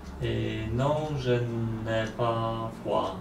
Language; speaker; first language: French; non-native, learner; Polish